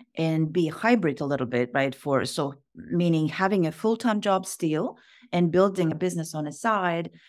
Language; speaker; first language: English; non-native, fluent; Russian